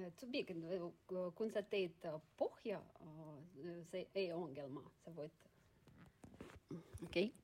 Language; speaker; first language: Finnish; non-native, learner; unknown